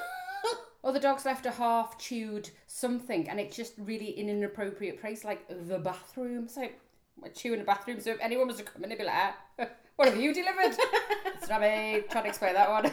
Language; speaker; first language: English; native; English